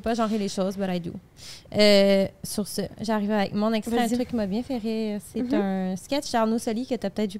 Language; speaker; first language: French; native; French